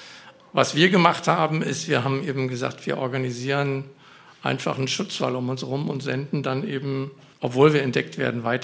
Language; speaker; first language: German; native; German